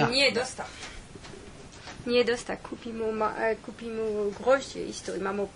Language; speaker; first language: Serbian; non-native, learner; French